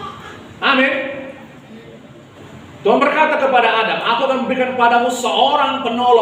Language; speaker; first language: Indonesian; native; Indonesian